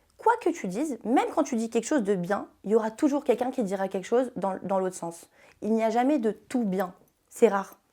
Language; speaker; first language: French; early bilingual, heritage; French